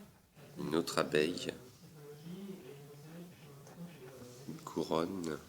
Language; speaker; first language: French; native; French